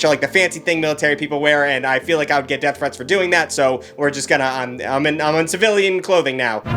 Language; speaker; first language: English; native; English